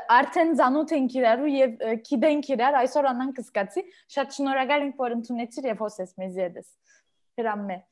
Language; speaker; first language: Armenian; early bilingual, heritage; Armenian